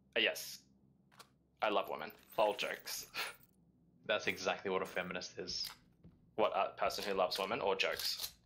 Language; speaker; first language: English; native; English